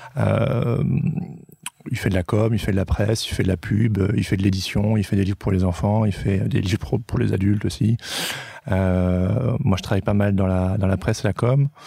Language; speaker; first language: French; native; French